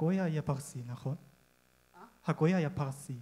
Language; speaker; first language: Hebrew; non-native, learner; Korean